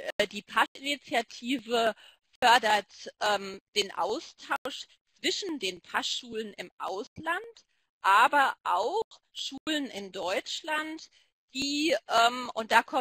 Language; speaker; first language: German; native; German